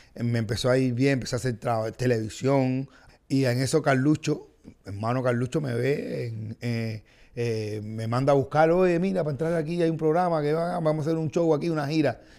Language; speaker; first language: Spanish; native; Spanish